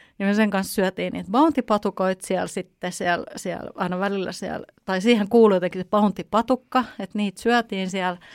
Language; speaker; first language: Finnish; native; Finnish